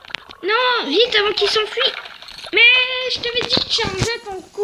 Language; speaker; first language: French; native; French